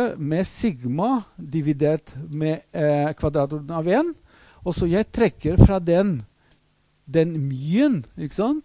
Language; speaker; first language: Norwegian; non-native, fluent; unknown